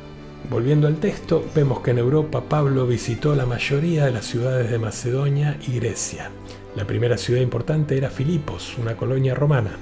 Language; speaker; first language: Spanish; native; Spanish